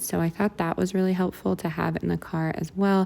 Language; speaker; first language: English; native; English